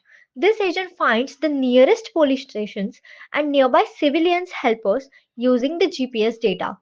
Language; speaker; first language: English; non-native, learner; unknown